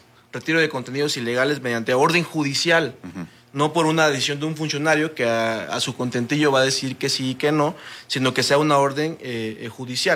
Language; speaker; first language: Spanish; native; Spanish